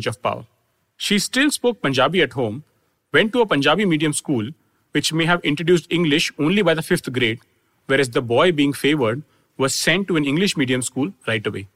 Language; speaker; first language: English; non-native, local second language; Hindi